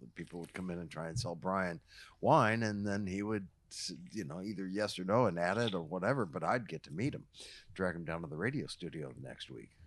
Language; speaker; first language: English; native; English